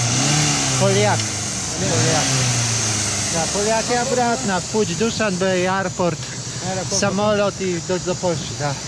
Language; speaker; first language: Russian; non-native, learner; Polish